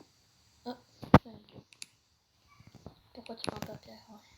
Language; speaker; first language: French; native; French